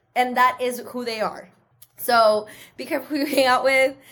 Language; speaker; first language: English; early bilingual, other home language; Spanish